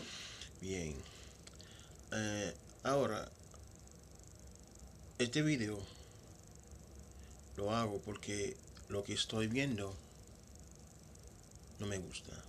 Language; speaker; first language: Spanish; non-native, local second language; Haitian Creole